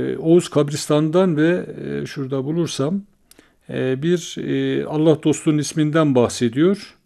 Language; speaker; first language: Turkish; native; Turkish